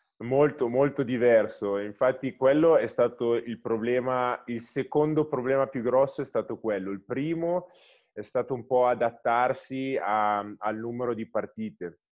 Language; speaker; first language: Italian; native; Italian